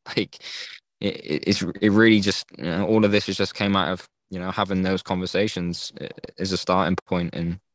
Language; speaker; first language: English; native; English